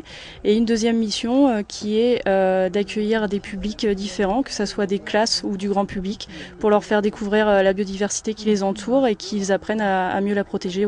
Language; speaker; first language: French; native; French